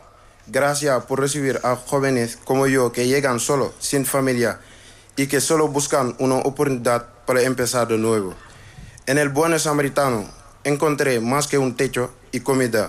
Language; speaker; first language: Spanish; non-native, learner; Wolof